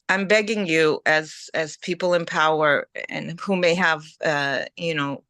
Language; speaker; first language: English; early bilingual, other home language; Ukrainian